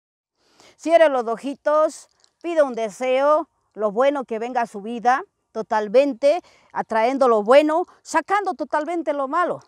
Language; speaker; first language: Spanish; native; Spanish